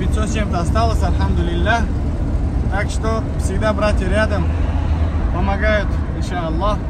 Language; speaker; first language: Russian; non-native, fluent; Tajik